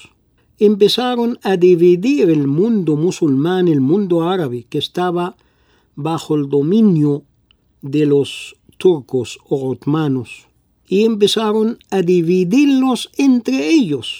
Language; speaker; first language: Spanish; non-native, fluent; Arabic